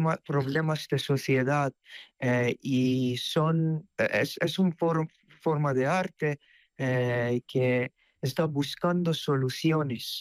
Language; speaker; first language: Spanish; non-native, fluent; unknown